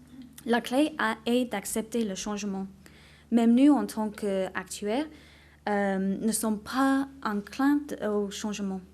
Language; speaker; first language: French; non-native, fluent; English